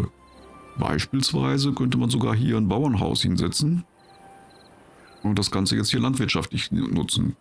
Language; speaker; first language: German; native; German